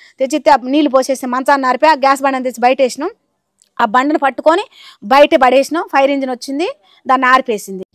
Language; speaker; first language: Telugu; native; Telugu